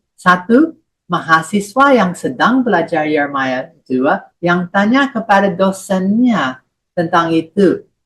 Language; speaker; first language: Indonesian; non-native, fluent; English